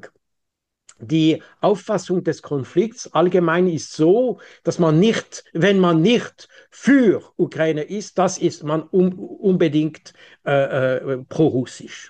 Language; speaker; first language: German; non-native, local second language; French